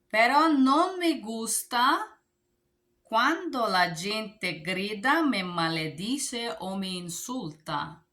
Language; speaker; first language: Spanish; non-native, learner; Bulgarian